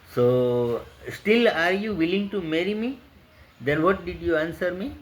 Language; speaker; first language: English; non-native, local second language; Gujarati